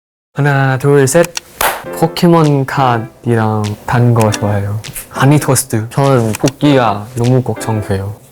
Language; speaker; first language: Korean; non-native, learner; Thai